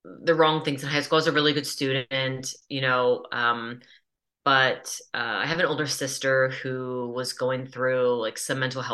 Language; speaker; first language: English; native; English